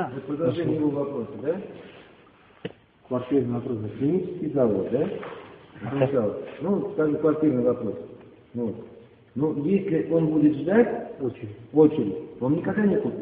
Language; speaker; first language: Russian; native; Russian